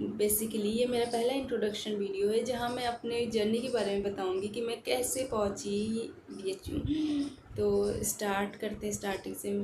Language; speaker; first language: Hindi; native; Hindi